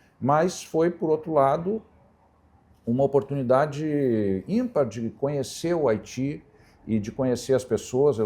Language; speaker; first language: Portuguese; native; Portuguese